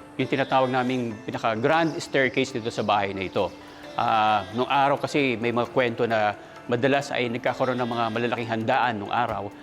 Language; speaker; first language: Filipino; native; Filipino